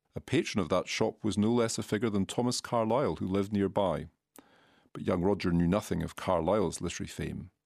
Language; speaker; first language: English; native; English